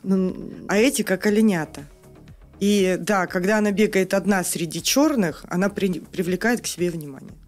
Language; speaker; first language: Russian; native; Russian